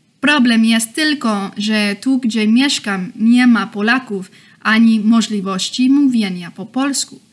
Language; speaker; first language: Polish; non-native, learner; English